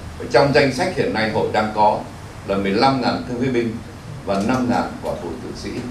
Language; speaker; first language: Vietnamese; native; Vietnamese